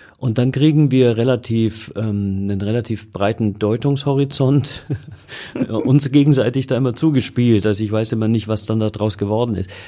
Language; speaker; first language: German; native; German